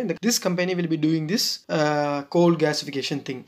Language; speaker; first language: English; non-native, local second language; Tamil